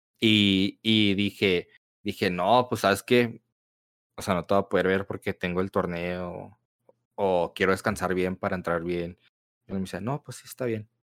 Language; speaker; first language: Spanish; early bilingual, heritage; Spanish